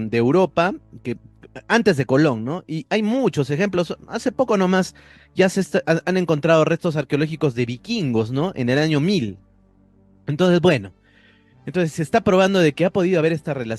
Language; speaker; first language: Spanish; native; Spanish